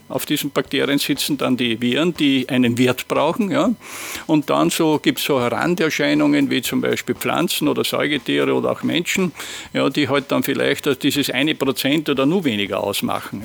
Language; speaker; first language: German; native; German